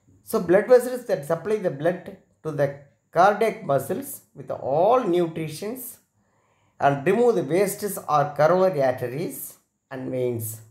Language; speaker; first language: English; non-native, local second language; Tamil